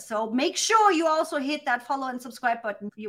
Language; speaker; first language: English; non-native, fluent; German